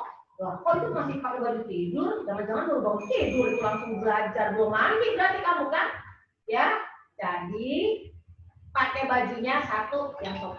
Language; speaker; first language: Indonesian; native; Indonesian